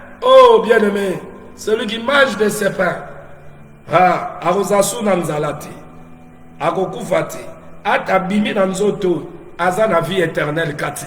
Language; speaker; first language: French; non-native, local second language; Lingala